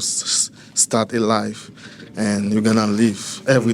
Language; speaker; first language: English; non-native, learner; Haitian Creole